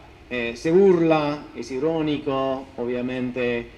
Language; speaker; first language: Spanish; non-native, fluent; English